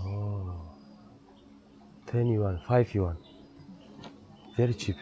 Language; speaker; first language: English; non-native, learner; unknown